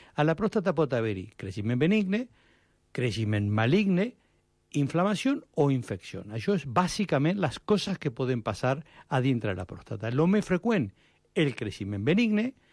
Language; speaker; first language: Catalan; non-native, fluent; Spanish